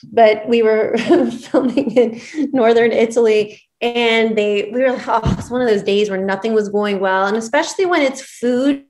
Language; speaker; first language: English; native; English